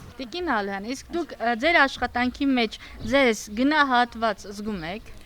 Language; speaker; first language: Armenian; native; Armenian